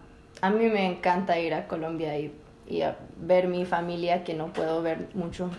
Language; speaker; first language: Spanish; early bilingual, heritage; Spanish